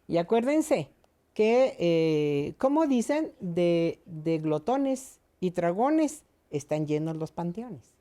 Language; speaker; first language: Spanish; native; Spanish